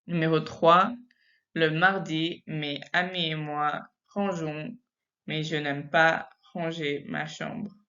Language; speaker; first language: French; non-native, fluent; English